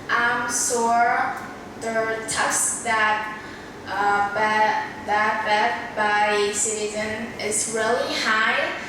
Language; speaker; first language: English; non-native, learner; Vietnamese